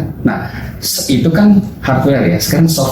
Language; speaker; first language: Indonesian; native; Indonesian